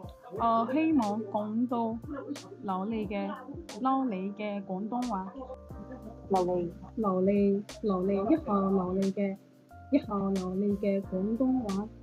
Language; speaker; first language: Cantonese; non-native, learner; English